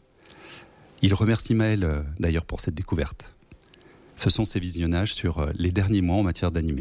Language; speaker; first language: French; native; French